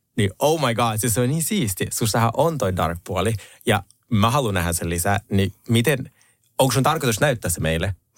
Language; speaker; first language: Finnish; non-native, fluent; Russian